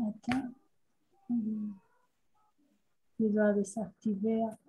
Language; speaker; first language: French; non-native, fluent; Spanish